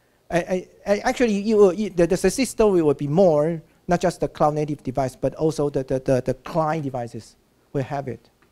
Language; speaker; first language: English; non-native, fluent; Chinese